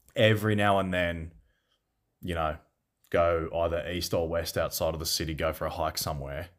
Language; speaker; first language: English; native; English